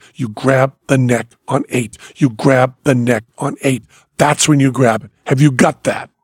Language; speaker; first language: English; native; English